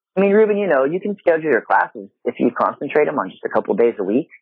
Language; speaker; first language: English; non-native, fluent; Japanese